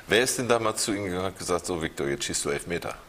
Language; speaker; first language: German; native; German